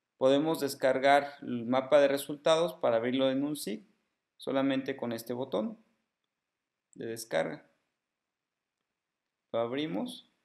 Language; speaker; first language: Spanish; native; Spanish